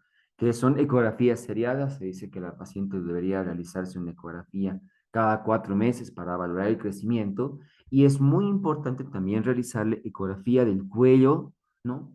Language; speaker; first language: Spanish; native; Spanish